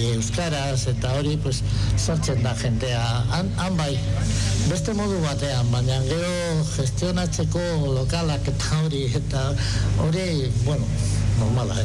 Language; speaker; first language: Basque; non-native, local second language; Spanish